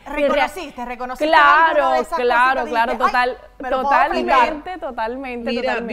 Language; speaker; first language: Spanish; native; Spanish